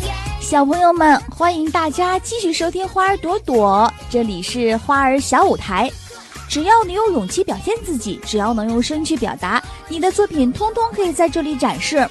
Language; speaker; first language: Chinese; native; Chinese